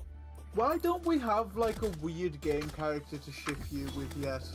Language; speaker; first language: English; native; English